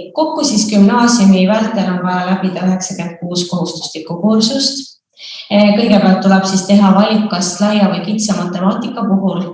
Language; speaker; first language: Estonian; native; Estonian